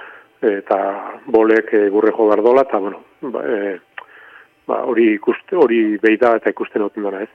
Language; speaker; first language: Basque; native; Basque